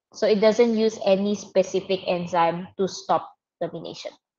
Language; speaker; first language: English; non-native, local second language; Malay